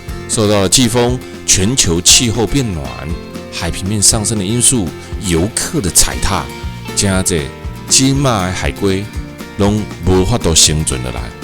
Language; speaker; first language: Chinese; native; Chinese